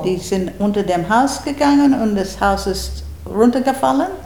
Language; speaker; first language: German; early bilingual, heritage; German